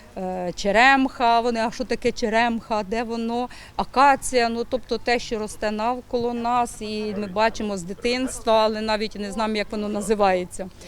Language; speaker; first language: Ukrainian; native; Ukrainian